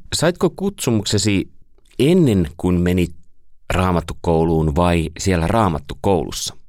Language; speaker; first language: Finnish; native; Finnish